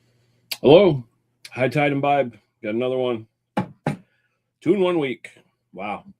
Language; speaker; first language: English; native; English